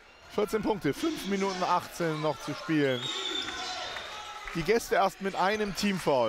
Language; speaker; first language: German; native; German